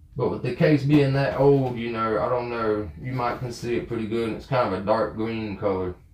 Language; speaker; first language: English; native; English